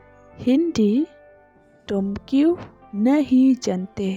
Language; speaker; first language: Hindi; non-native, local second language; Khasi